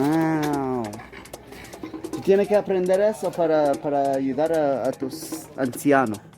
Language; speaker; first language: Spanish; non-native, learner; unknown